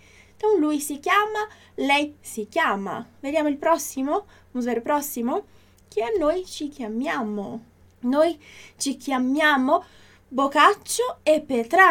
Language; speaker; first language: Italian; non-native, fluent; Portuguese